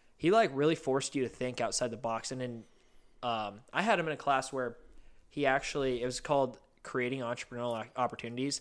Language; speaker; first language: English; early bilingual, other home language; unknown